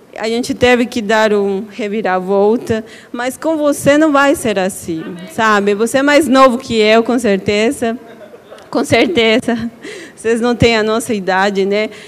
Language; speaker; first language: Portuguese; non-native, fluent; Spanish